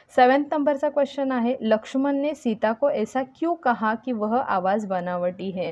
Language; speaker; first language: Hindi; non-native, local second language; Marathi